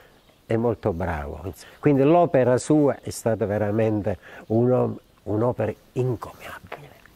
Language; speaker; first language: Italian; native; Italian